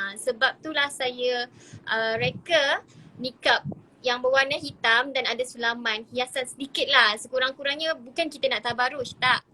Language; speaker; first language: Malay; native; Malay